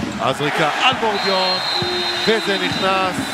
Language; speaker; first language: Hebrew; native; Hebrew